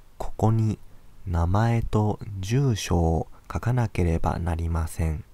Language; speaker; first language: Japanese; non-native, fluent; Arabic